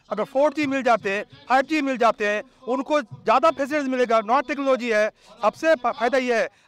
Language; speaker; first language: Hindi; non-native, local second language; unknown